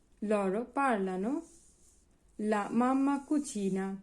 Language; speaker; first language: Italian; non-native, learner; Bangla